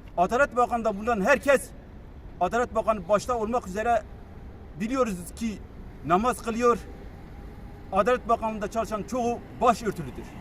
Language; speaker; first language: Turkish; non-native, local second language; Kurdish